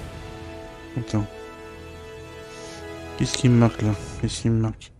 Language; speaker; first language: French; native; French